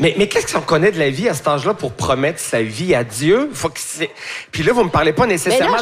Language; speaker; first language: French; native; French